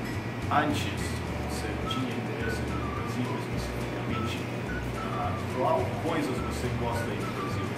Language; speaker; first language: Portuguese; non-native, fluent; English